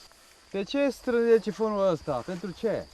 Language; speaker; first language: Romanian; non-native, learner; Korean